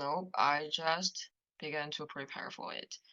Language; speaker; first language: English; non-native, learner; Chinese